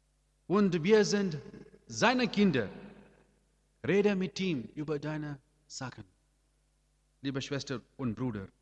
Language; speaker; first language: German; non-native, learner; Amharic